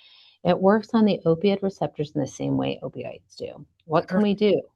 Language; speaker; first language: English; native; English